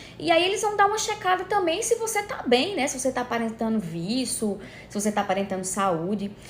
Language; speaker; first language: Portuguese; native; Portuguese